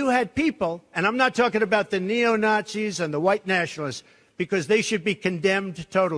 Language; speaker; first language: English; native; English